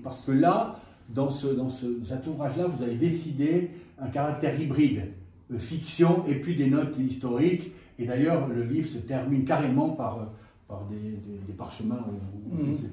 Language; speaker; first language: French; native; French